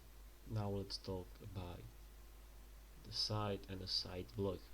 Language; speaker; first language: English; non-native, fluent; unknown